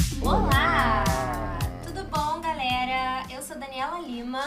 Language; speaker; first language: Portuguese; native; Portuguese